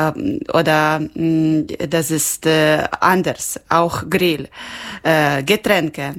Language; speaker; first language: German; non-native, learner; Ukrainian